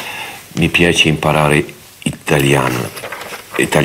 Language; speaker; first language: Italian; non-native, learner; Russian